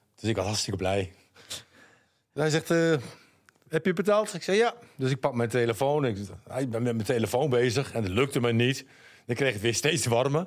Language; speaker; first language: Dutch; native; Dutch